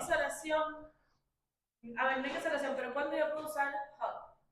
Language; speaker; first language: Spanish; native; Spanish